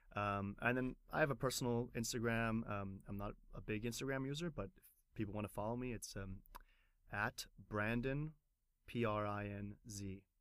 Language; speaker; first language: English; native; English